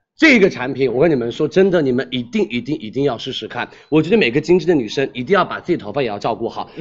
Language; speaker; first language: Chinese; native; Chinese